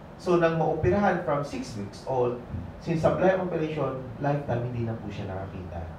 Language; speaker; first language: Filipino; native; Filipino